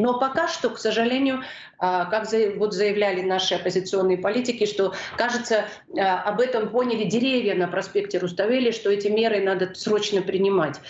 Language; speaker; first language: Russian; non-native, local second language; Georgian